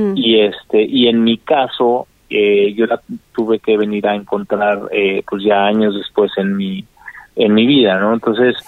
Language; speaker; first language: Spanish; native; Spanish